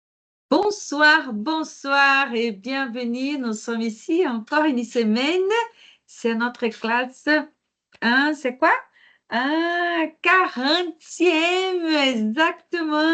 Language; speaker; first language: French; non-native, fluent; Portuguese